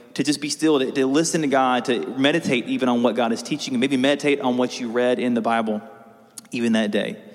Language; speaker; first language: English; native; English